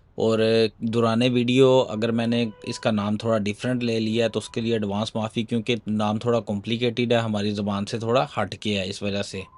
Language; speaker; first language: Urdu; non-native, local second language; Punjabi